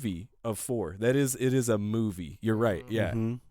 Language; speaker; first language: English; native; English